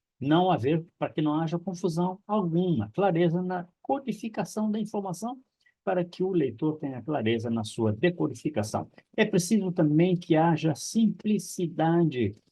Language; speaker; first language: Portuguese; non-native, local second language; Kabuverdianu